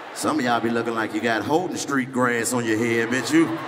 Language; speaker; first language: English; native; English